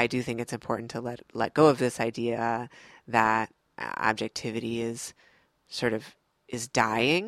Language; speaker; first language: English; native; English